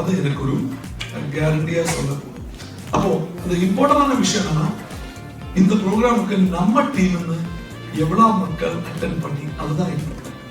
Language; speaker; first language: Tamil; non-native, local second language; Malayalam